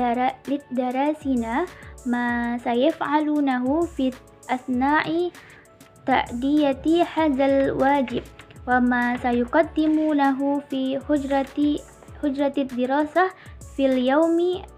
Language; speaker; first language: Arabic; non-native, learner; Indonesian